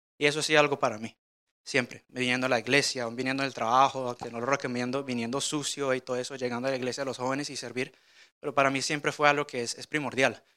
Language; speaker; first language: Spanish; early bilingual, heritage; Spanish